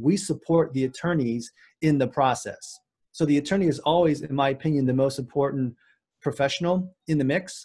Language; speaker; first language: English; native; English